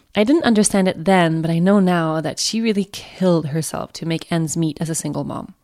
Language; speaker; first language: English; non-native, fluent; Swedish